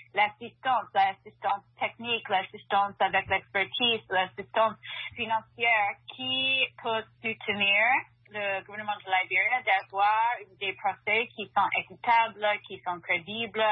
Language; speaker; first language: French; non-native, fluent; English